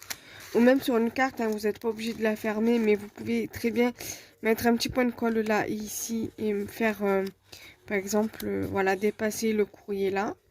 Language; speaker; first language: French; native; French